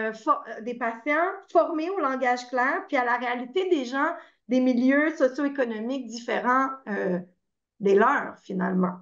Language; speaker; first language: French; native; French